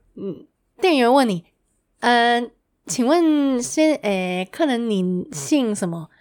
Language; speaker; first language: Chinese; non-native, local second language; Cantonese